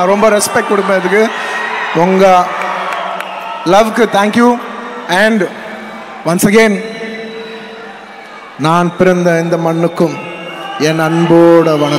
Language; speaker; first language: Tamil; non-native, local second language; Telugu